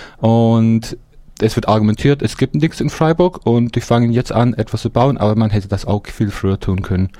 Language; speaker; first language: German; non-native, fluent; English